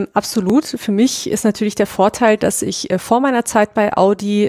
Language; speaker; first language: German; native; German